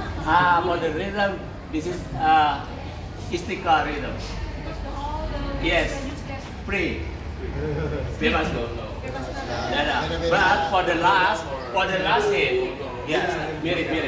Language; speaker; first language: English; non-native, fluent; Indonesian